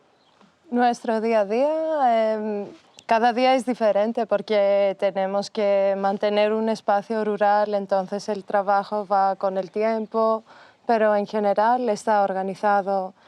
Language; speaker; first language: Spanish; non-native, fluent; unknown